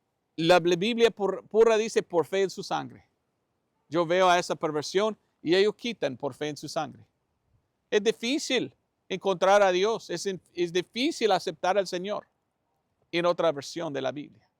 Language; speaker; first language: Spanish; non-native, fluent; English